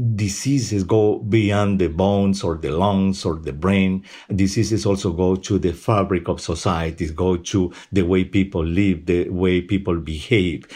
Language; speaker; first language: English; non-native, fluent; Spanish